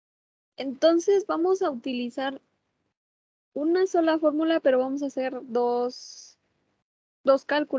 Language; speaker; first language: Spanish; native; Spanish